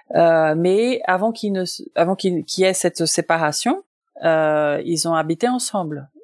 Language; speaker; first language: French; non-native, fluent; Portuguese